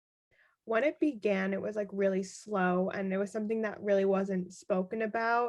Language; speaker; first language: English; native; English